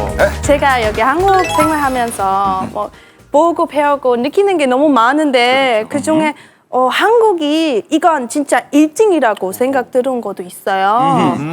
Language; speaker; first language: Korean; non-native, fluent; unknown